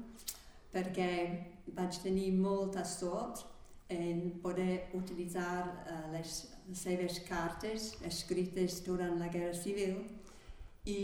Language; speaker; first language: Catalan; non-native, fluent; English